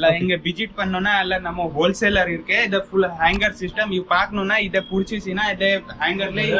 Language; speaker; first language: Tamil; non-native, learner; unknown